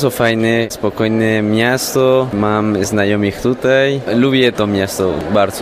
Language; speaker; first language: Polish; non-native, learner; Spanish